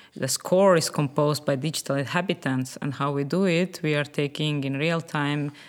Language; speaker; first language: English; non-native, fluent; Estonian